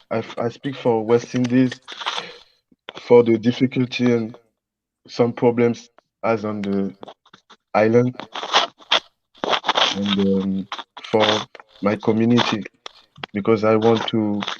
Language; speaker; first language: English; non-native, learner; French